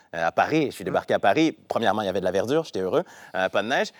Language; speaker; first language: French; native; French